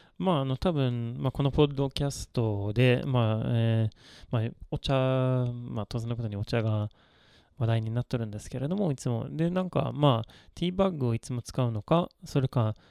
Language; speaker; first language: Japanese; non-native, fluent; Swedish